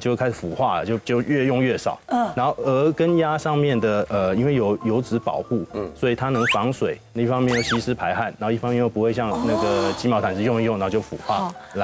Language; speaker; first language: Chinese; native; Chinese